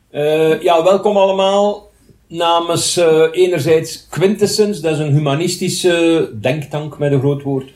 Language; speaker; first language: Dutch; native; Dutch